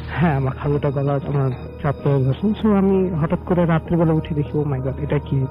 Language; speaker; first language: Bangla; early bilingual, heritage; Bangla